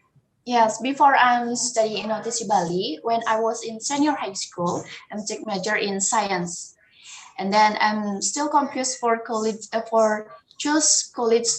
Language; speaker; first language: English; non-native, learner; Indonesian